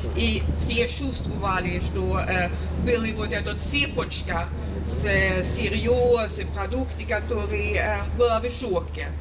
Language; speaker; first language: Russian; non-native, learner; Swedish